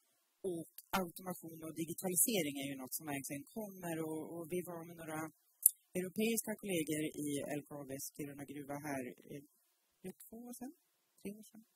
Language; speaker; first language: Swedish; native; Swedish